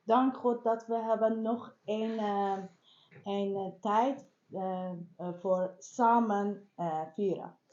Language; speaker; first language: Dutch; non-native, learner; Persian